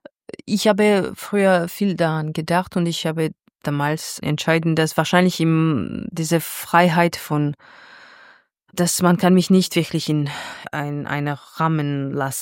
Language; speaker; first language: German; non-native, fluent; Georgian